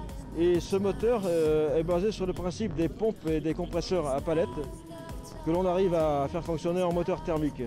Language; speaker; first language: French; native; French